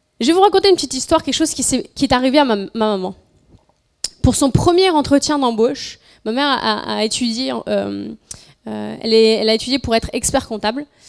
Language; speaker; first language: French; non-native, fluent; Spanish